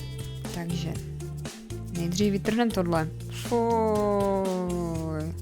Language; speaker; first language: Czech; native; Czech